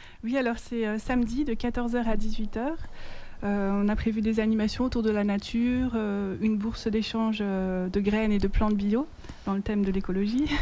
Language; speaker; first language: French; native; French